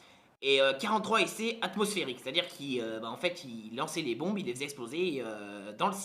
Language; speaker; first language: French; native; French